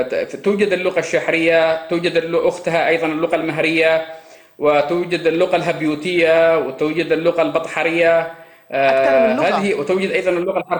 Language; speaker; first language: Arabic; non-native, local second language; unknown